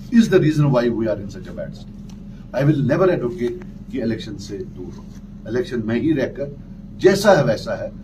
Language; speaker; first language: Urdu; non-native, local second language; Kashmiri